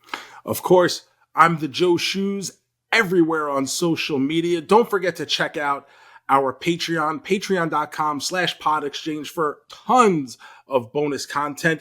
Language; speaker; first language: English; native; English